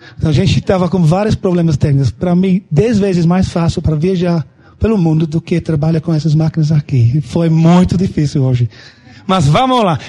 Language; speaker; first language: Portuguese; non-native, fluent; English